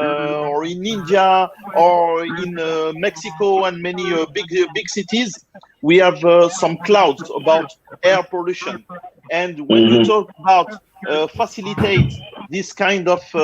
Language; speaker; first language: English; non-native, fluent; French